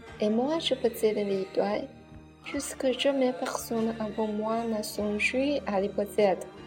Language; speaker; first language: French; non-native, learner; Chinese